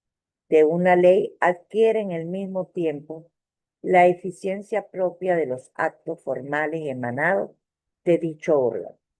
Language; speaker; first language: Spanish; native; Spanish